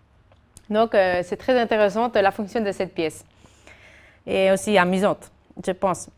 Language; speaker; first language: French; non-native, fluent; Spanish